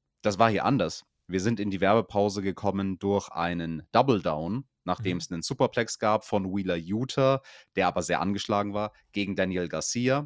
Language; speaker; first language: German; native; German